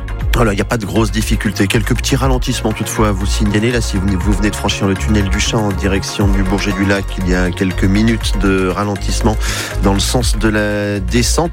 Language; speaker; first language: French; native; French